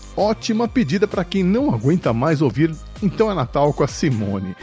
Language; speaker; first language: Portuguese; native; Portuguese